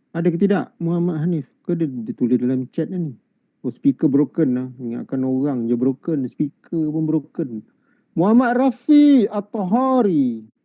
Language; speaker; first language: Malay; native; Malay